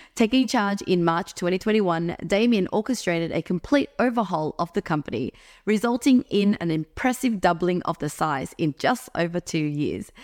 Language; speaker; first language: English; native; English